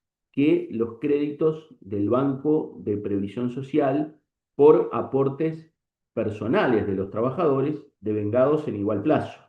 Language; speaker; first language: Spanish; native; Spanish